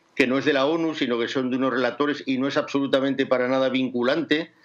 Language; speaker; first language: Spanish; native; Spanish